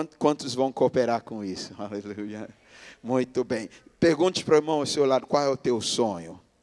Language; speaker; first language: Portuguese; non-native, fluent; English